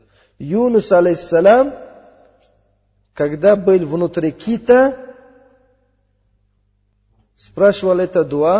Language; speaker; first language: Russian; non-native, learner; Uzbek